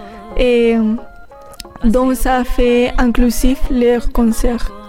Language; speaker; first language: French; non-native, learner; Spanish